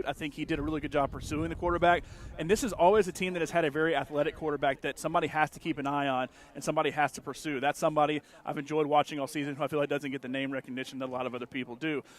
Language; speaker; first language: English; native; English